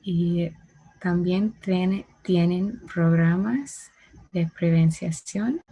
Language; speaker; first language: Spanish; non-native, learner; English